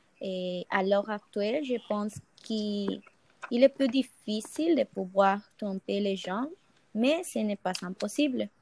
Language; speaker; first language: French; non-native, fluent; Spanish